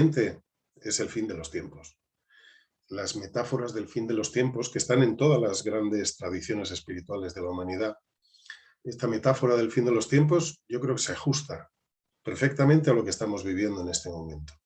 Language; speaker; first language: Spanish; native; Spanish